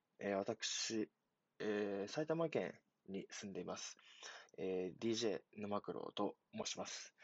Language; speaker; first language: Japanese; native; Japanese